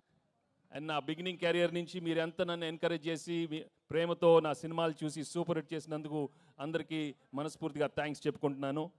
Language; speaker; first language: Telugu; native; Telugu